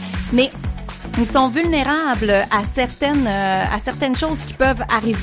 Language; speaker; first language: French; native; French